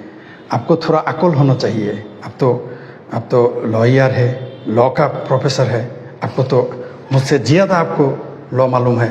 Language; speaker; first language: Hindi; non-native, fluent; Bangla